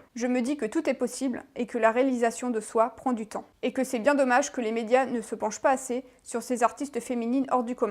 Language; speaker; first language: French; native; French